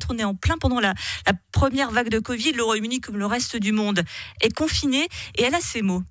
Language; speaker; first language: French; native; French